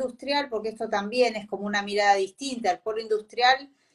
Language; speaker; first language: Spanish; native; Spanish